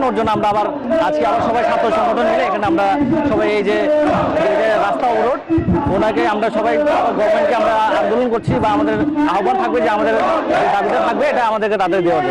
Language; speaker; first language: Bangla; non-native, local second language; Kok Borok